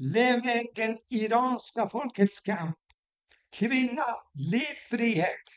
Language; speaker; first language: Swedish; non-native, fluent; Persian